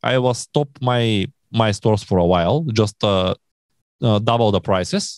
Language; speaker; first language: English; non-native, learner; Bulgarian